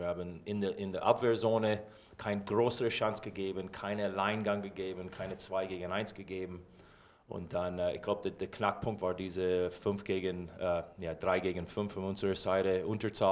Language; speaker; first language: German; non-native, fluent; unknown